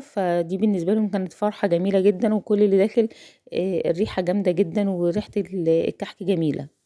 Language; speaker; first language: Arabic; native; Arabic